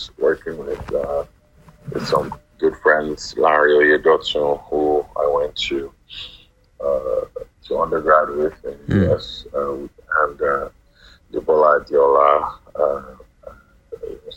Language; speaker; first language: English; non-native, local second language; Yoruba